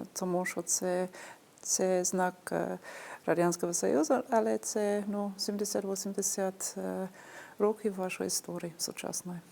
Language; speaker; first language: Ukrainian; non-native, fluent; English